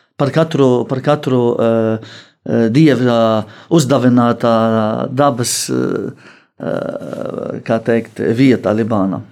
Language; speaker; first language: Latvian; non-native, fluent; Arabic